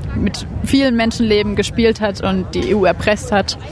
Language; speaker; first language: German; native; German